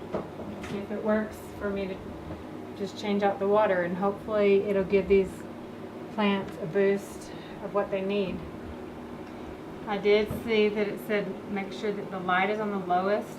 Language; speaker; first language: English; native; English